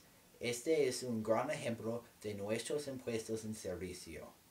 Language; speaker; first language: Spanish; non-native, learner; English